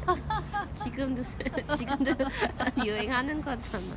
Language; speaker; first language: Korean; early bilingual, heritage; English